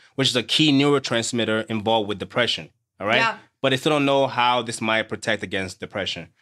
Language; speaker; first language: English; native; English